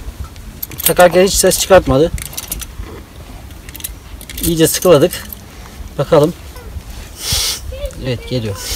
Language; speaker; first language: Turkish; native; Turkish